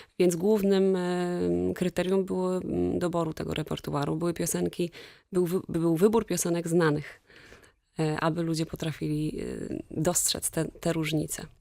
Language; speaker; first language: Polish; native; Polish